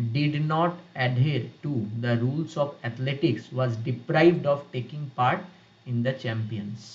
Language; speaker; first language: English; non-native, local second language; Bangla